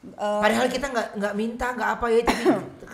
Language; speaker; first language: Indonesian; native; Indonesian